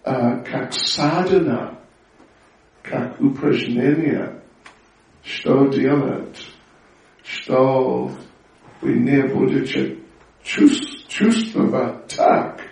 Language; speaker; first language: Russian; non-native, learner; English